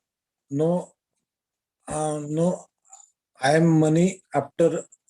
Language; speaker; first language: English; non-native, learner; Marathi